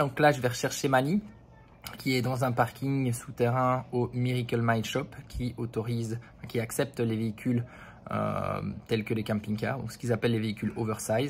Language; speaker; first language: French; native; French